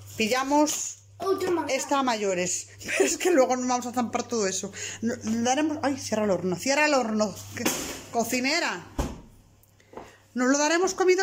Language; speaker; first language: Spanish; native; Spanish